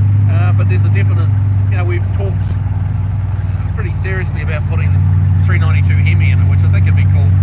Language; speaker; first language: English; native; English